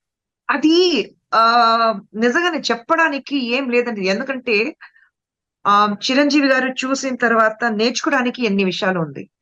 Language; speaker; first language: Telugu; non-native, fluent; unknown